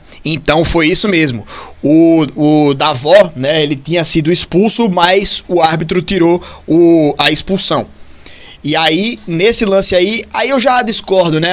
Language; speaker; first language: Portuguese; native; Portuguese